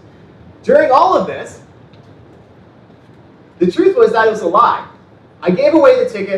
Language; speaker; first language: English; native; English